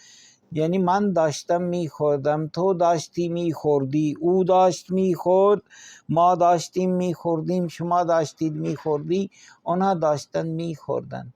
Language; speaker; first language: Persian; non-native, fluent; Urdu